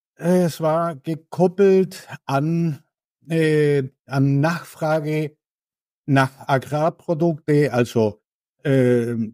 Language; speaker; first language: German; non-native, fluent; Spanish